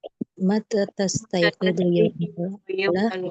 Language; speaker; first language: Arabic; non-native, learner; Indonesian